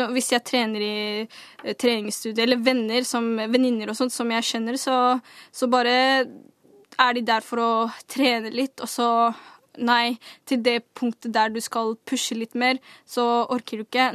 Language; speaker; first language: Norwegian; early bilingual, other home language; Somali